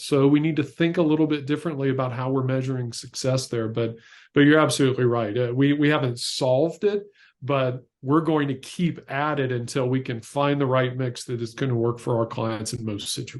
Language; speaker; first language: English; native; English